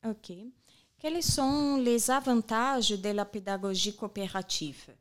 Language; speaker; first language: French; non-native, learner; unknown